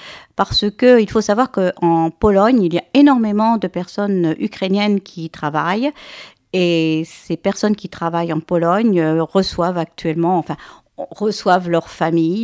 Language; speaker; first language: French; native; French